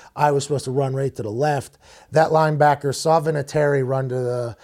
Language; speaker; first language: English; native; English